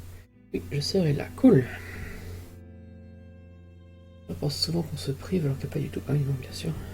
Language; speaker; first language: French; native; French